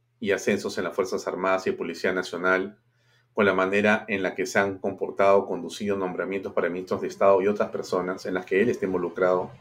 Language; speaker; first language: Spanish; native; Spanish